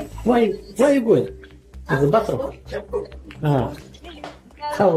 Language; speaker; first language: English; non-native, learner; Russian